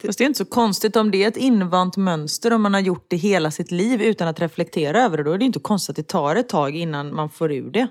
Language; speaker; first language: Swedish; native; Swedish